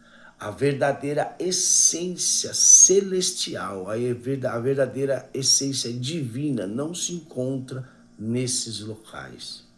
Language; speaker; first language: Portuguese; native; Portuguese